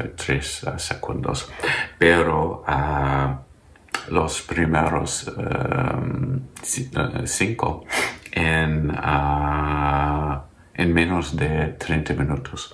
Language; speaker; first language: Spanish; non-native, learner; English